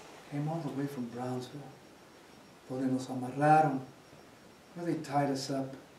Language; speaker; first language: English; early bilingual, other home language; Spanish